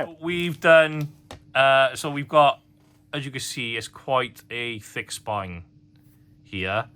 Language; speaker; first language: English; native; English